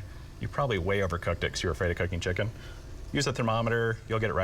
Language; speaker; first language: English; native; English